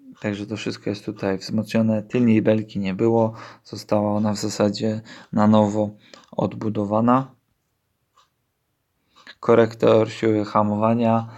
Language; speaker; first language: Polish; native; Polish